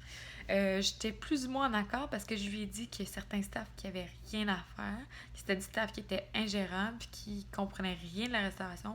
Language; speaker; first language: French; native; French